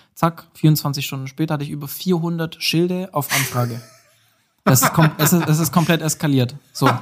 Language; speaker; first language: German; native; German